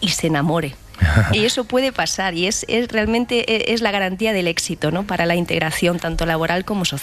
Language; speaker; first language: Spanish; native; Spanish